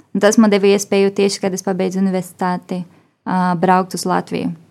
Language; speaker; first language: Latvian; non-native, fluent; Portuguese